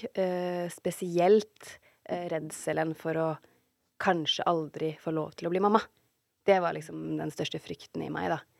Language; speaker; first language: Norwegian; native; Norwegian